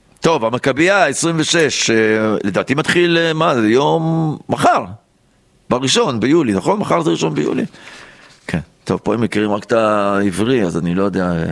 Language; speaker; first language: Hebrew; native; Hebrew